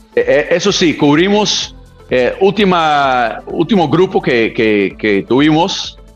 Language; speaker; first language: Spanish; non-native, fluent; English